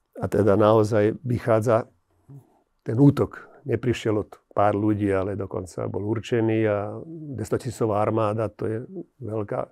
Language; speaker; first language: Slovak; native; Slovak